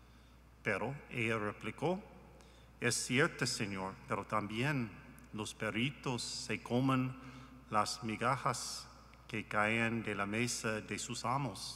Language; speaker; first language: Spanish; non-native, learner; English